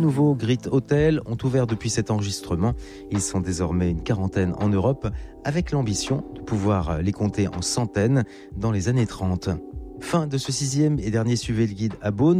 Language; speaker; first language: French; native; French